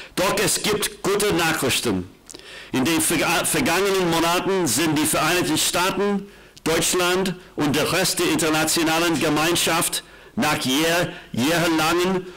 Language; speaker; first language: German; non-native, learner; English